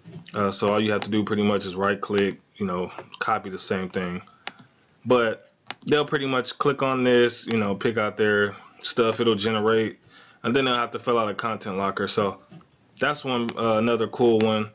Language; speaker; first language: English; native; English